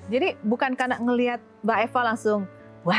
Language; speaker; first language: Indonesian; native; Indonesian